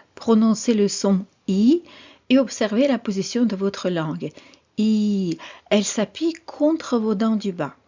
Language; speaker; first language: French; non-native, fluent; Russian